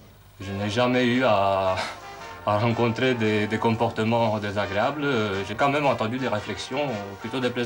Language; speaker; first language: French; non-native, fluent; Romanian